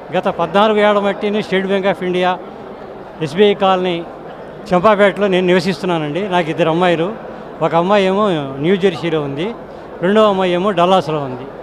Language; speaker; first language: Telugu; native; Telugu